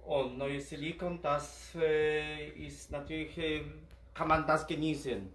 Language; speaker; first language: German; non-native, learner; Polish